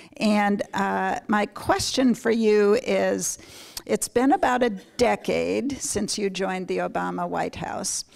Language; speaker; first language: English; native; English